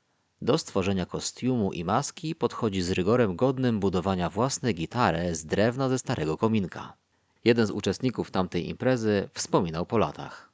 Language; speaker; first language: Polish; native; Polish